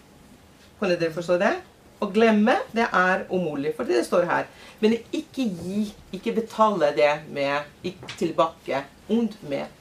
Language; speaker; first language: Norwegian; non-native, fluent; Portuguese